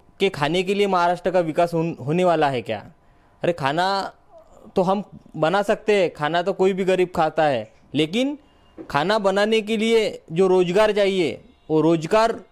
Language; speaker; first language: Hindi; non-native, local second language; Marathi